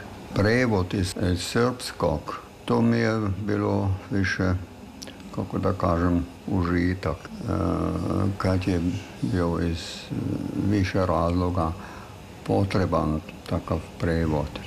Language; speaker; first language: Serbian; non-native, fluent; German